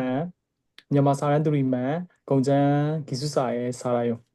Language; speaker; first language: Korean; non-native, learner; Burmese